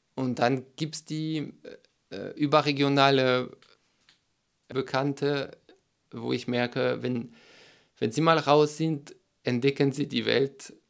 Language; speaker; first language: German; non-native, fluent; French